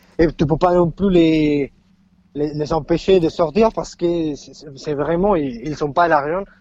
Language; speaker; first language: French; non-native, fluent; Spanish